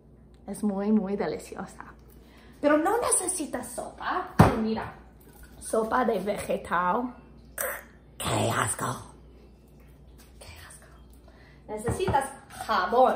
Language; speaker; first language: Spanish; non-native, fluent; English